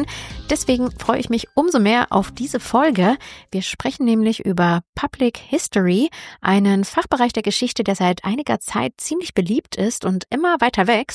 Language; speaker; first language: German; native; German